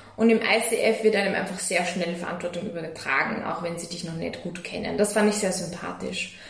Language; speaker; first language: German; native; German